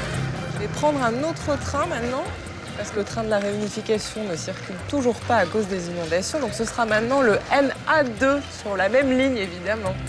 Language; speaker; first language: French; native; French